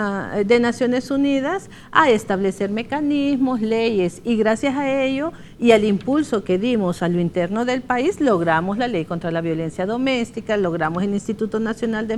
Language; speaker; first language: Spanish; native; Spanish